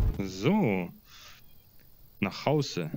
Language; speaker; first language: German; native; German